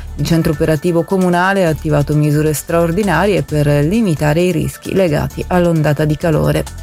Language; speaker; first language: Italian; native; Italian